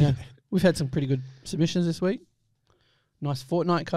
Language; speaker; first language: English; native; English